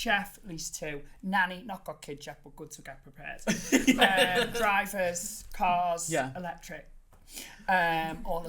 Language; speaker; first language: English; native; English